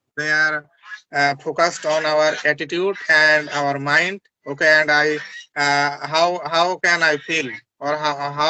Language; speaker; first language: English; non-native, learner; Bangla